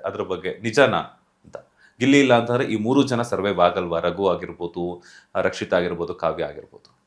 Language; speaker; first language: Kannada; native; Kannada